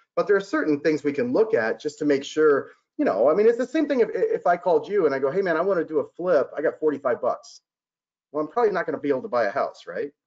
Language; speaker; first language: English; native; English